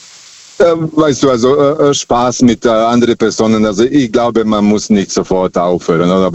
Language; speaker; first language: German; native; German